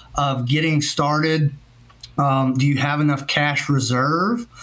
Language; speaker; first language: English; native; English